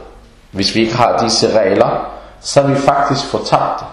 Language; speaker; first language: Danish; early bilingual, other home language; Arabic